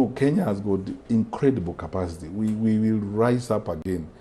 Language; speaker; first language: English; non-native, local second language; Gusii